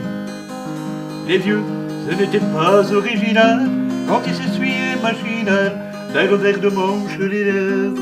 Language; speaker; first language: French; native; French